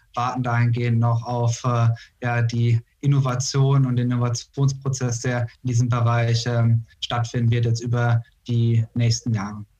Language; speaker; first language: German; native; German